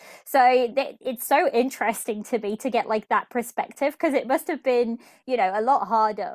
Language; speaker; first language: English; early bilingual, other home language; Portuguese